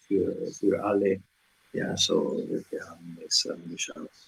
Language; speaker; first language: German; non-native, learner; Slovak